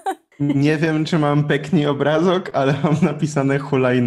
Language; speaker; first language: Slovak; non-native, learner; Polish